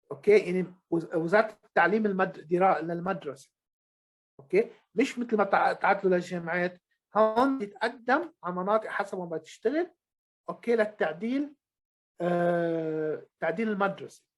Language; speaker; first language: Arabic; native; Arabic